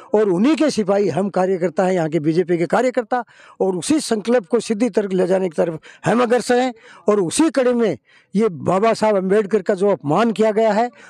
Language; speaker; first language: Hindi; native; Hindi